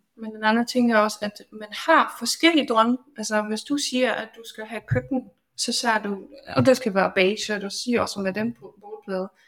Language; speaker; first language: Danish; non-native, fluent; Polish